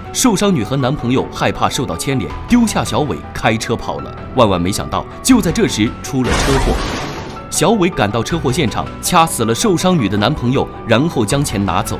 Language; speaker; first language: Chinese; native; Chinese